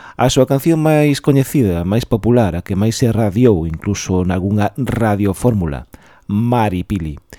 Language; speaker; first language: Galician; non-native, local second language; Spanish